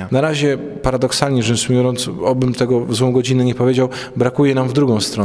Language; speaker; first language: Polish; native; Polish